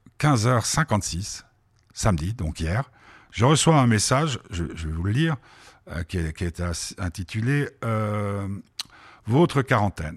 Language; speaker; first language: French; native; French